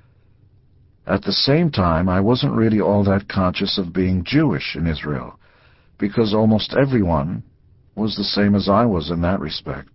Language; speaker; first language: English; early bilingual, other home language; Hebrew